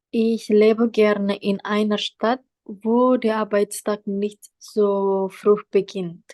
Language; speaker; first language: German; non-native, learner; Indonesian